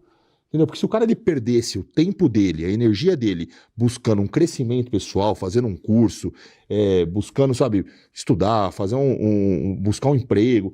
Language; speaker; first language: Portuguese; native; Portuguese